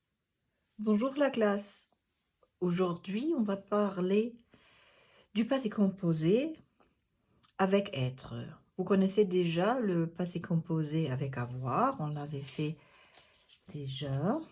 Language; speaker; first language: French; non-native, fluent; German